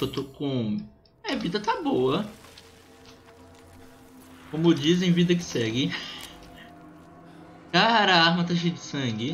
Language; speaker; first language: Portuguese; native; Portuguese